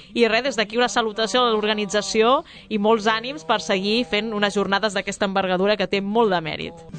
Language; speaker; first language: Catalan; native; Catalan